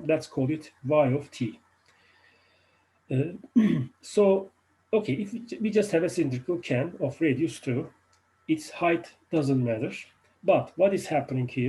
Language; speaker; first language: English; non-native, fluent; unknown